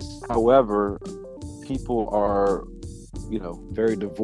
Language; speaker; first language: English; native; English